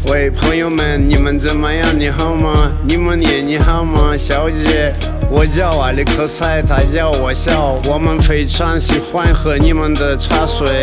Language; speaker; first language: Chinese; non-native, learner; Russian